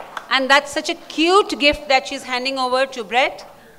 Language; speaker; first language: English; non-native, local second language; Marathi